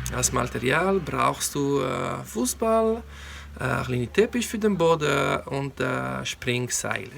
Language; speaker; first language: German; non-native, learner; French